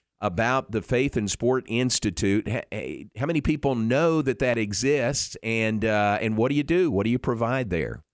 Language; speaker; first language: English; native; English